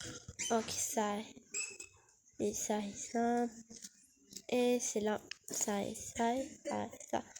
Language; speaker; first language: French; non-native, learner; Arabic